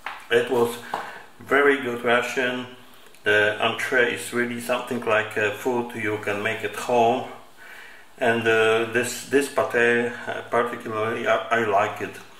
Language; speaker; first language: English; non-native, fluent; Polish